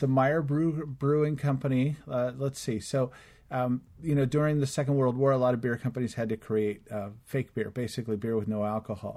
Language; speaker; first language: English; native; English